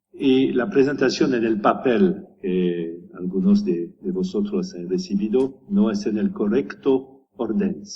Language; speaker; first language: Spanish; non-native, learner; French